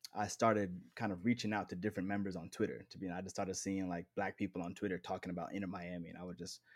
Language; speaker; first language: English; native; English